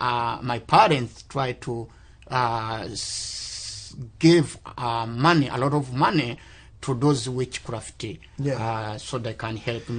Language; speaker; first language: English; non-native, local second language; Kinyarwanda